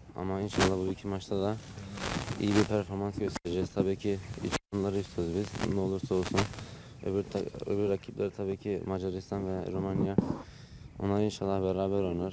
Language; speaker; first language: Turkish; early bilingual, heritage; Turkish